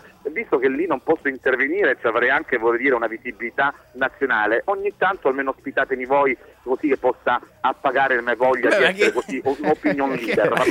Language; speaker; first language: Italian; native; Italian